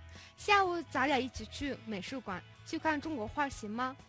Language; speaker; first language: Chinese; non-native, fluent; Mongolian